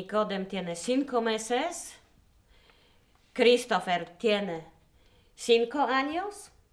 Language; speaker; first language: Spanish; non-native, learner; Polish